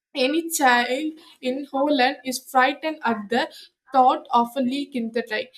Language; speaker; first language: English; non-native, local second language; Tamil